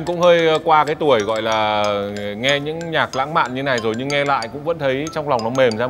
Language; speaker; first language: Vietnamese; native; Vietnamese